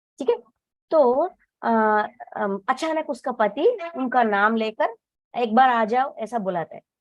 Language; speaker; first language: Hindi; non-native, local second language; Telugu